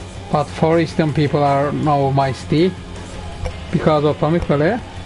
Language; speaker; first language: English; non-native, fluent; Turkish